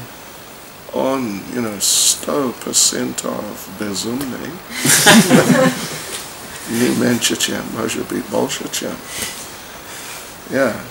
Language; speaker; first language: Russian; non-native, learner; English